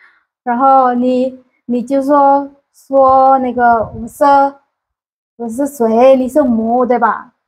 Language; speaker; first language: Chinese; non-native, learner; Indonesian